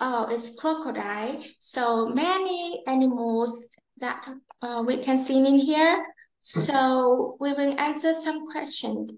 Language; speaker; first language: English; non-native, learner; Vietnamese